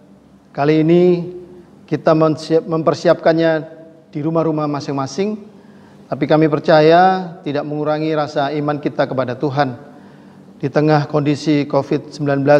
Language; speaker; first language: Indonesian; native; Indonesian